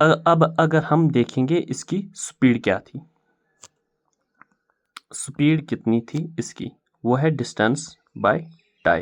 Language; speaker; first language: Hindi; non-native, local second language; Kashmiri